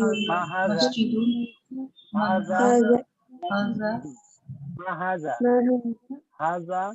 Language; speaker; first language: Arabic; non-native, learner; Bangla